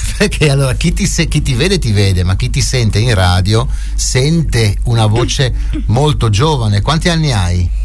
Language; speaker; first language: Italian; native; Italian